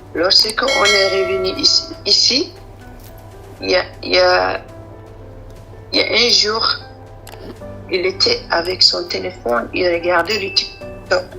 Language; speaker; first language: French; non-native, learner; Arabic